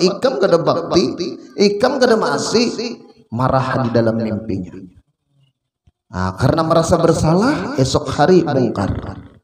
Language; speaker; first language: Indonesian; non-native, local second language; Banjar